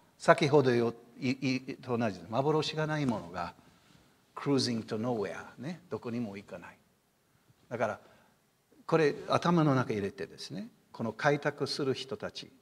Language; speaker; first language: Japanese; non-native, fluent; English